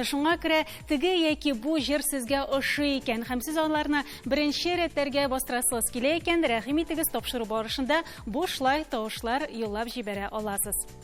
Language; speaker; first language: Tatar; native; Tatar